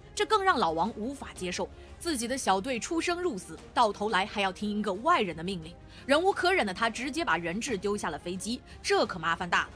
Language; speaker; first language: Chinese; native; Chinese